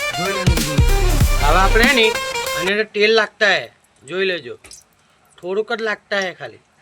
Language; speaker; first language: Gujarati; non-native, local second language; Vasavi